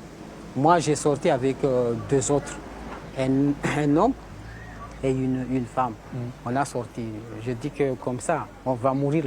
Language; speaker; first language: French; non-native, learner; Comorian